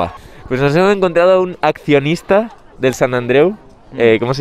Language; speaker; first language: Spanish; native; Spanish